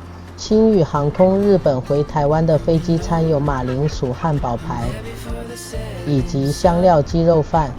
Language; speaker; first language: Chinese; native; Chinese